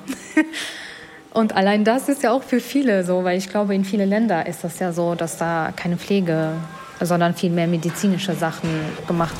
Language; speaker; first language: German; non-native, fluent; Albanian